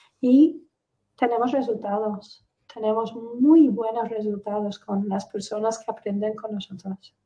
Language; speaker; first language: Spanish; non-native, fluent; English